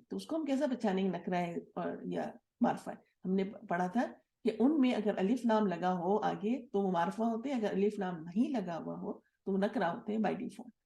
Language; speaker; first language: Urdu; native; Urdu